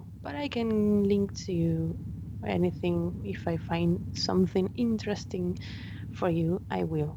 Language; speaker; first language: English; non-native, fluent; Spanish